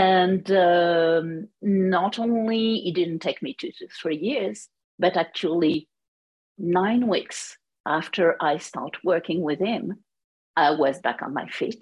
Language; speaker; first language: English; non-native, fluent; French